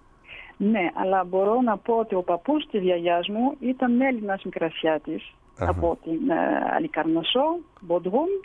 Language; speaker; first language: Greek; early bilingual, heritage; Greek